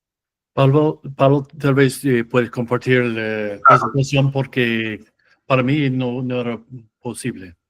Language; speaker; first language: Spanish; non-native, fluent; English